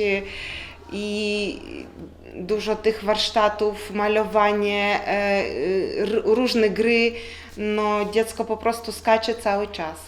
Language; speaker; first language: Polish; non-native, learner; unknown